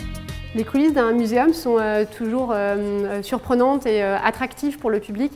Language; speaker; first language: French; native; French